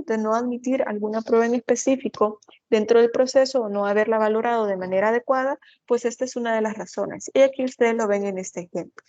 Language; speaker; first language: Spanish; native; Spanish